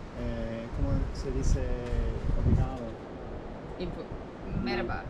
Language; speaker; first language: Portuguese; non-native, learner; Turkish